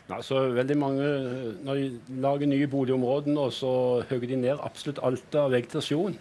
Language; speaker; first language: Norwegian; native; Norwegian